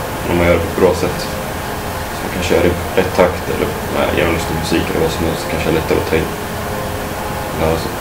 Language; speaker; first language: Swedish; native; Swedish